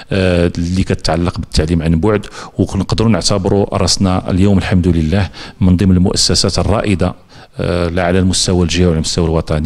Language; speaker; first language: Arabic; native; Arabic